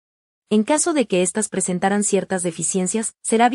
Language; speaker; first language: Spanish; native; Spanish